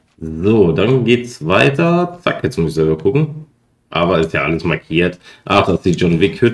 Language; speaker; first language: German; native; German